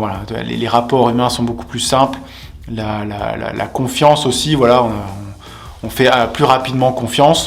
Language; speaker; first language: French; native; French